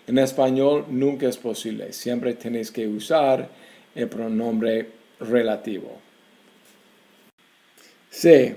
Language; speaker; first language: Spanish; non-native, fluent; English